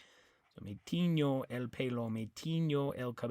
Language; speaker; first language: Spanish; non-native, fluent; English